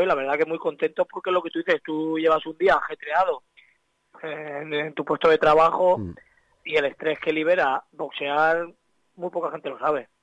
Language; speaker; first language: Spanish; native; Spanish